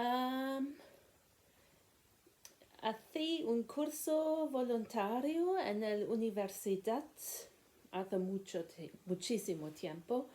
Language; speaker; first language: Spanish; non-native, learner; German